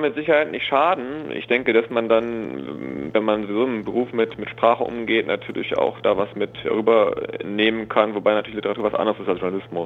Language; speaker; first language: German; native; German